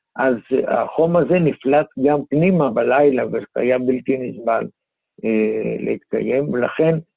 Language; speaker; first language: Hebrew; non-native, fluent; Greek